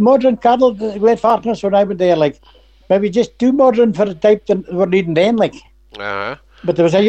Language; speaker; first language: English; native; English